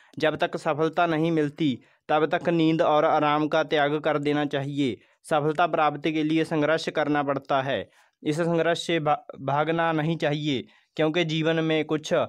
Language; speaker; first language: Hindi; non-native, local second language; Punjabi